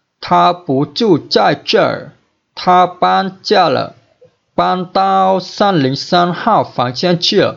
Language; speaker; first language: Chinese; non-native, learner; Vietnamese